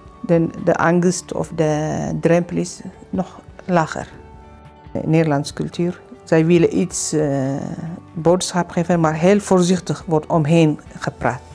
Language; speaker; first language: Dutch; non-native, fluent; Tigrinya